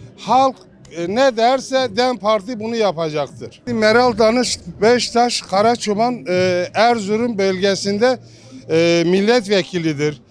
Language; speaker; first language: Turkish; non-native, local second language; Kurdish